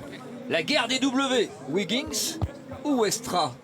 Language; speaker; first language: French; native; French